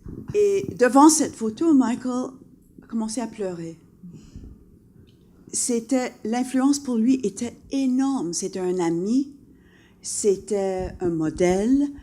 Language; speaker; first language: French; non-native, local second language; English